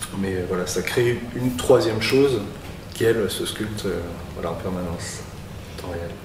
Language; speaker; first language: French; native; French